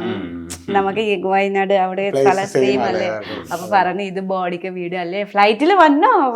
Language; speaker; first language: Malayalam; non-native, learner; Nepali